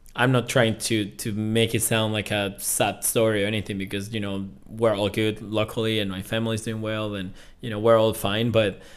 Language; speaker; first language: English; non-native, fluent; Spanish